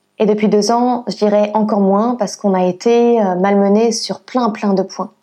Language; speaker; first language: French; native; French